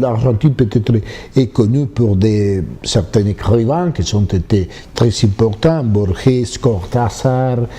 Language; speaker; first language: French; non-native, fluent; Spanish